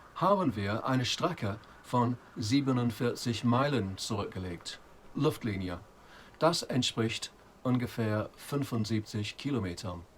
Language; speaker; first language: German; non-native, fluent; English